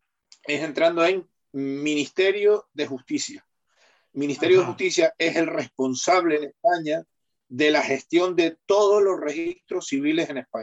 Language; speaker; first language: Spanish; native; Spanish